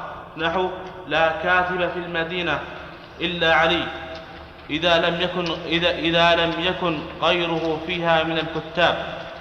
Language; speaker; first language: Arabic; native; Arabic